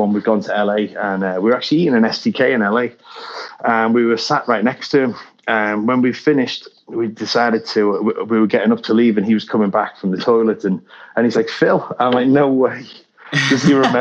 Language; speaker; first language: English; native; English